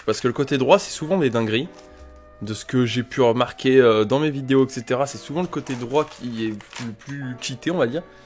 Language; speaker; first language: French; native; French